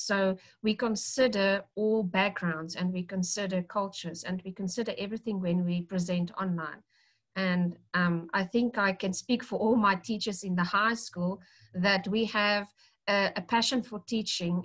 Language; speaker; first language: English; non-native, local second language; Afrikaans